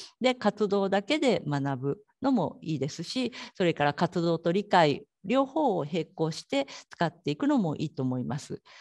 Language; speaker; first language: Japanese; native; Japanese